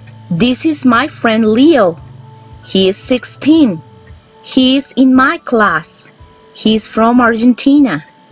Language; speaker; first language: English; non-native, fluent; Spanish